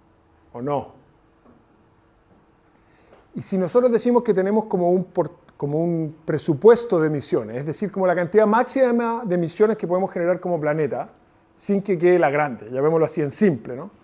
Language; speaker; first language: Spanish; native; Spanish